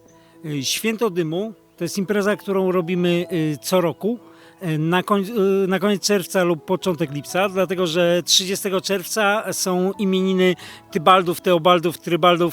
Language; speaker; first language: Polish; native; Polish